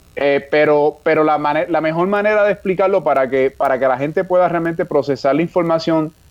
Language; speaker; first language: Spanish; native; Spanish